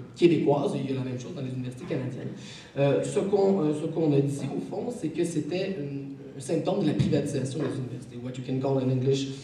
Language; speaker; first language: French; native; French